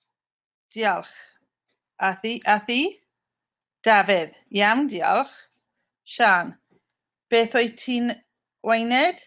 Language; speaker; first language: Welsh; non-native, learner; English